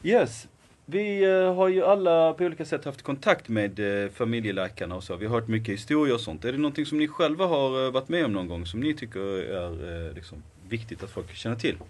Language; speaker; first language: Swedish; native; Swedish